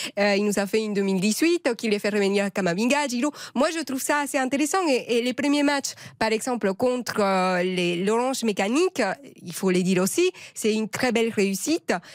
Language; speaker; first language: French; non-native, fluent; Spanish